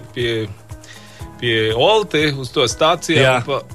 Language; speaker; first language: Latvian; non-native, fluent; Spanish